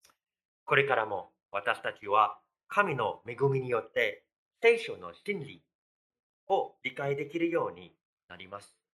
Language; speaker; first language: Japanese; non-native, fluent; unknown